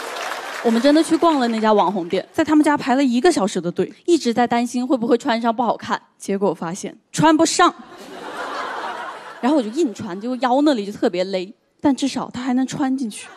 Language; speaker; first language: Chinese; native; Chinese